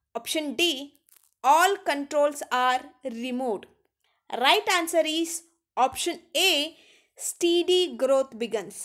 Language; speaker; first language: English; non-native, local second language; Kannada